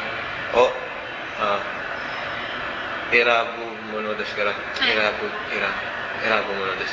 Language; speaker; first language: Japanese; non-native, learner; Cebuano